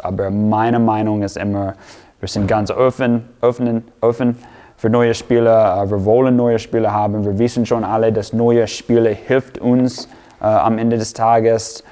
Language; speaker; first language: German; non-native, fluent; English